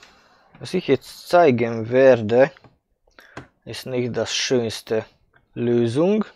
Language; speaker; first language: German; non-native, fluent; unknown